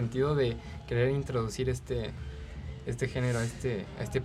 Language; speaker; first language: Spanish; native; Spanish